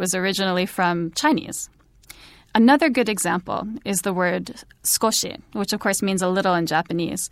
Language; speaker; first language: English; native; English